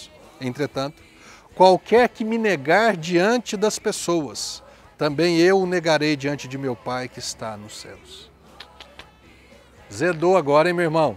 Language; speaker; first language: Portuguese; native; Portuguese